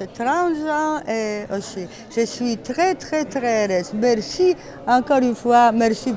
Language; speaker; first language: French; non-native, learner; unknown